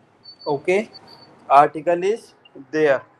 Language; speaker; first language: English; non-native, local second language; Hindi